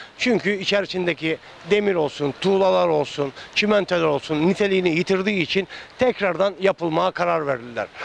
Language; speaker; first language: Turkish; native; Turkish